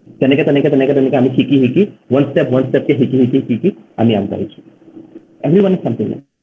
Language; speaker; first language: Assamese; native; Assamese